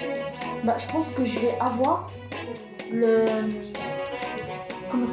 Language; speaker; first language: French; native; French